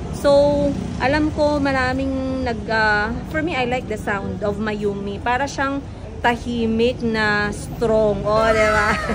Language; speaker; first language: Filipino; non-native, local second language; Cebuano